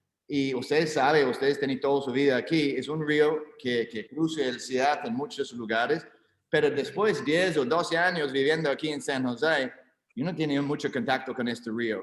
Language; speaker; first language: Spanish; non-native, learner; English